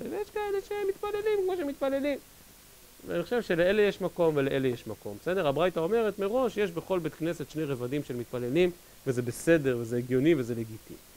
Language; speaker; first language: Hebrew; native; Hebrew